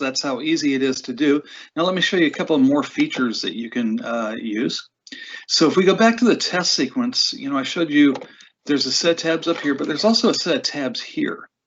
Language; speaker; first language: English; native; English